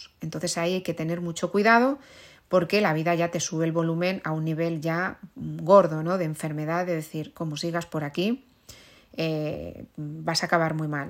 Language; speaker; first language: Spanish; native; Spanish